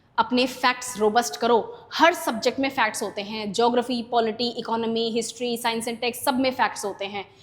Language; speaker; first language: Hindi; native; Hindi